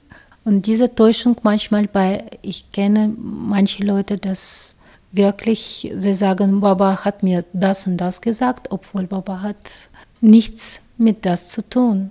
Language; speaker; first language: German; non-native, fluent; Russian